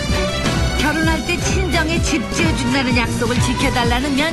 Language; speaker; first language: Korean; native; Korean